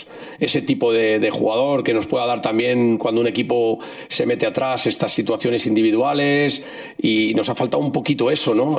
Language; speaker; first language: Spanish; native; Spanish